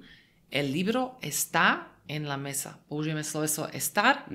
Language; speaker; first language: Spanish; non-native, fluent; Slovak